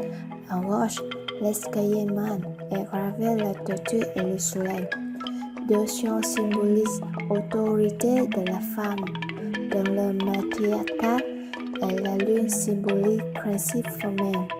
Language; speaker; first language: French; non-native, learner; Vietnamese